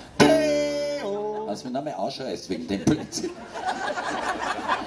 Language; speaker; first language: German; native; German